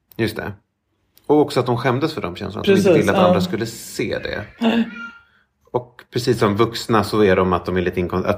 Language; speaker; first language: Swedish; native; Swedish